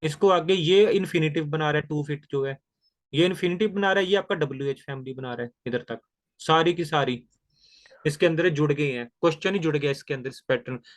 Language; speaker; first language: Hindi; non-native, local second language; Punjabi